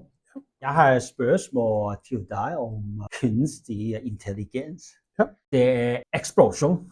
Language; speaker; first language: Norwegian; non-native, learner; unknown